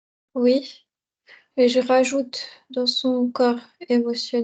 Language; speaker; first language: French; native; French